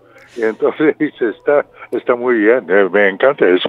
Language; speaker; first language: Spanish; non-native, fluent; English